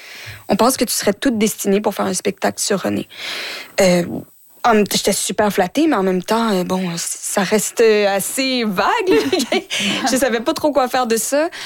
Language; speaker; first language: French; native; French